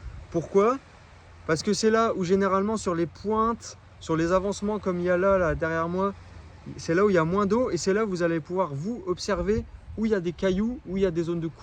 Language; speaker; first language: French; native; French